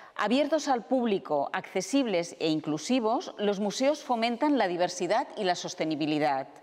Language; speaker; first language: Spanish; non-native, local second language; Catalan